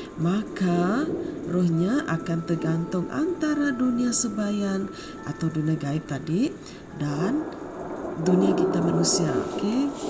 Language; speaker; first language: Malay; non-native, local second language; Iban